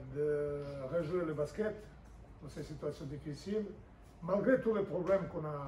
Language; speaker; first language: French; non-native, fluent; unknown